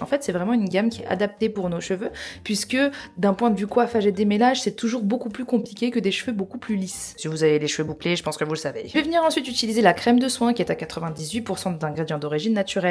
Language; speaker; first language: French; native; French